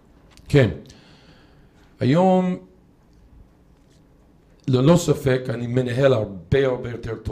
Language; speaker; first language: Hebrew; non-native, fluent; English